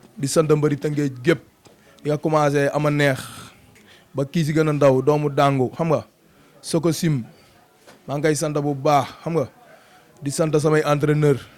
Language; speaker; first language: Wolof; native; Wolof